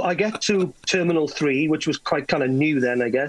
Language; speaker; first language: English; native; English